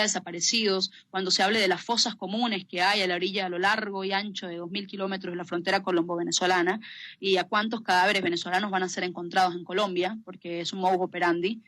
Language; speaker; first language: Spanish; native; Spanish